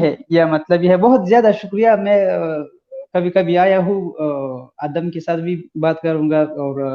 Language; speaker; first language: Hindi; non-native, learner; Pashto